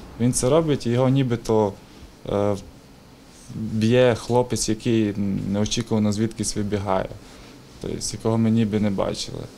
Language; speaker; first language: Ukrainian; native; Ukrainian